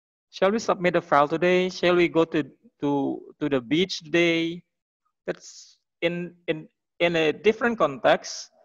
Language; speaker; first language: English; non-native, fluent; Indonesian